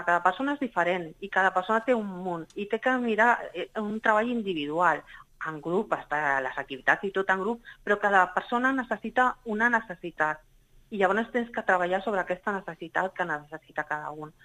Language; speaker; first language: Catalan; non-native, local second language; Spanish